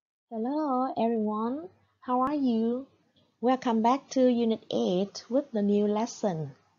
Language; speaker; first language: English; non-native, fluent; Vietnamese